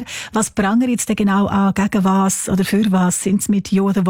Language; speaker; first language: German; native; German